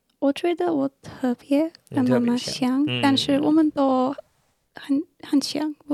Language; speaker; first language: Chinese; non-native, learner; English